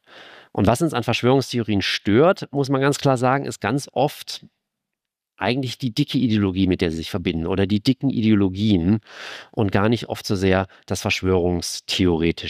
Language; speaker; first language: German; native; German